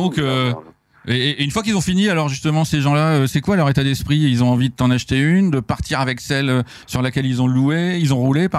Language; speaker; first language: French; native; French